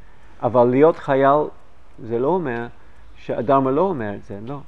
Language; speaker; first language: Hebrew; non-native, fluent; English